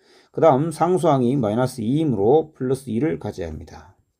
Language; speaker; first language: Korean; native; Korean